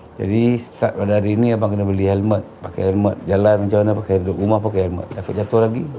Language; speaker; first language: Malay; native; Malay